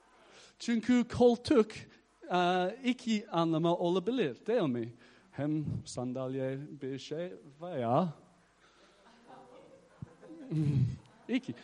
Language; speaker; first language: Turkish; non-native, fluent; English